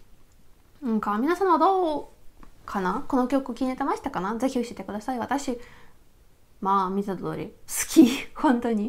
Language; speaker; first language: Japanese; non-native, learner; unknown